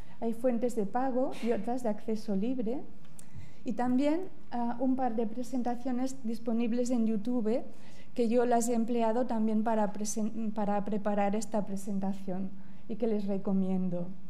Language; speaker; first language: Spanish; native; Spanish